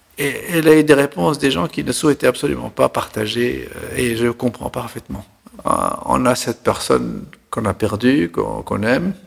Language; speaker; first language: French; non-native, local second language; Arabic